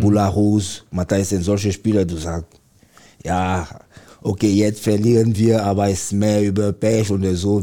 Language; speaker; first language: German; non-native, learner; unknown